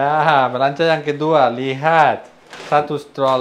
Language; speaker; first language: Indonesian; non-native, learner; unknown